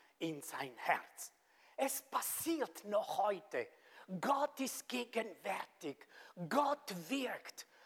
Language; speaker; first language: German; non-native, local second language; Italian